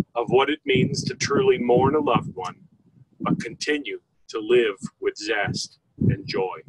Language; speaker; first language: English; native; English